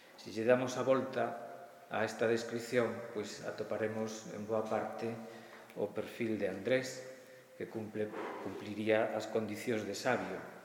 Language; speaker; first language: Galician; native; Galician